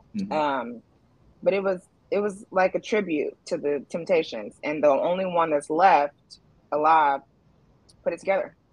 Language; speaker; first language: English; native; English